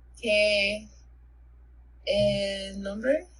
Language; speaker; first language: Spanish; non-native, learner; English